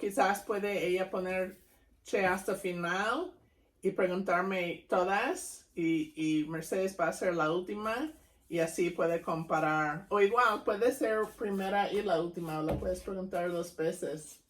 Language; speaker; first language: Spanish; non-native, fluent; English